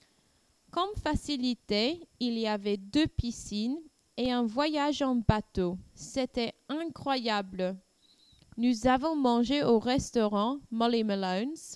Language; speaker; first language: French; non-native, learner; English